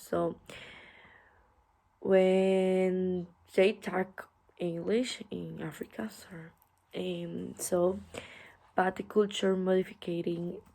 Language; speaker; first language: English; non-native, learner; Spanish